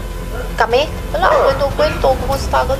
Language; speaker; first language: Filipino; non-native, local second language; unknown